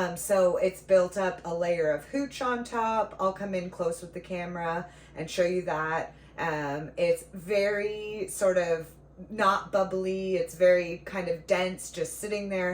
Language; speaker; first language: English; native; English